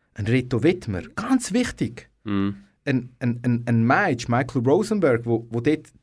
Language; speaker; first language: German; native; German